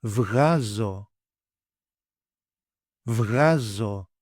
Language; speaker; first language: Greek; native; Greek